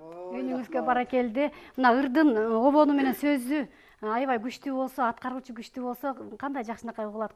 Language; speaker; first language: Kyrgyz; native; Kyrgyz